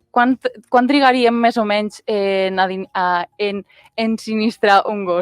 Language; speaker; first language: Catalan; native; Catalan